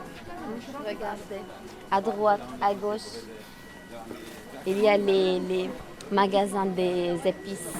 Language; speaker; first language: French; non-native, local second language; Arabic